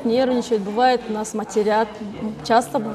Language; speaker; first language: Russian; non-native, local second language; Kazakh